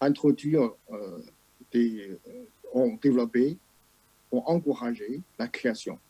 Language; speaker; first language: French; non-native, fluent; Chinese